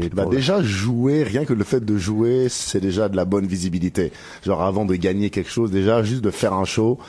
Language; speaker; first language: French; native; French